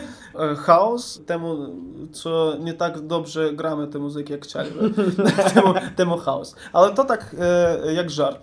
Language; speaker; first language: Polish; non-native, learner; Ukrainian